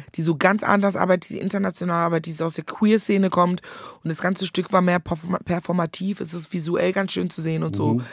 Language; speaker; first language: German; native; German